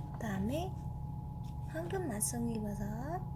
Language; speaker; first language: Korean; non-native, fluent; Vietnamese